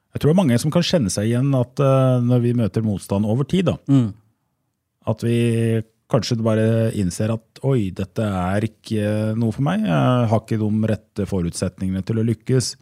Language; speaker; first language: Norwegian; native; Norwegian